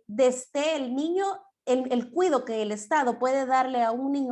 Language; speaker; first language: Spanish; native; Spanish